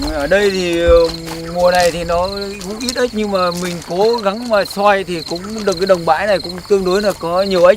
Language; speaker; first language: Vietnamese; native; Vietnamese